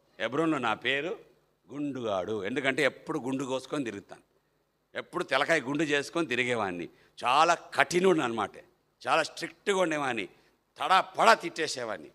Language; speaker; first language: Telugu; non-native, fluent; Malayalam